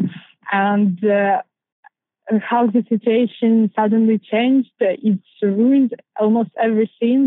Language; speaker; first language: English; non-native, fluent; Ukrainian